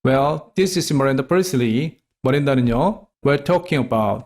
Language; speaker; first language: English; non-native, fluent; Korean